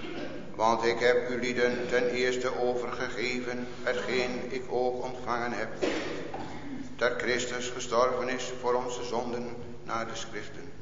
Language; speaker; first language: Dutch; native; Dutch